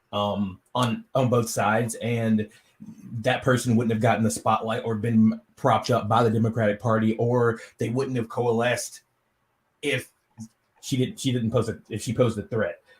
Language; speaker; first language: English; native; English